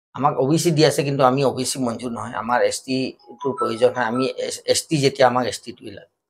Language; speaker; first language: Assamese; native; Assamese